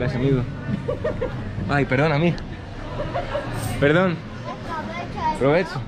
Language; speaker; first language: Spanish; non-native, learner; Greek